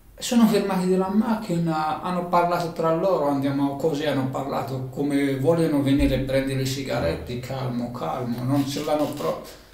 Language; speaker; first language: Italian; non-native, learner; Arabic